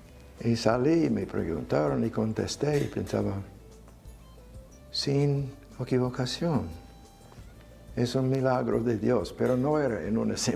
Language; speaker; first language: Spanish; non-native, fluent; English